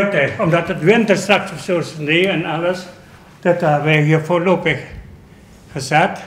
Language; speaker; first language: Dutch; early bilingual, other home language; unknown